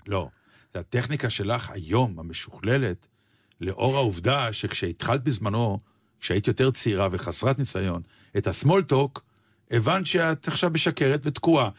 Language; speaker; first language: Hebrew; native; Hebrew